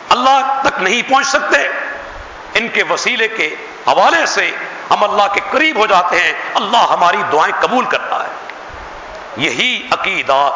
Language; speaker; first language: Urdu; non-native, local second language; Sindhi